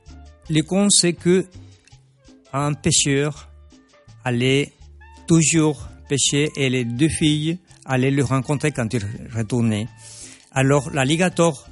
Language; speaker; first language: French; non-native, fluent; Spanish